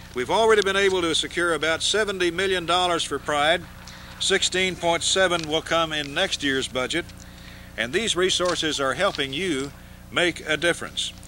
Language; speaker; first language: English; native; English